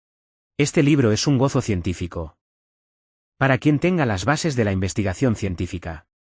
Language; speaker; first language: Spanish; non-native, fluent; Arabic